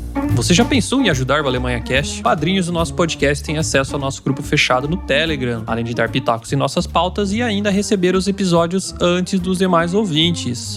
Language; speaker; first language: Portuguese; native; Portuguese